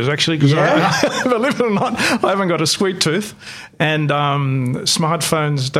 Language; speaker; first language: English; non-native, local second language; Greek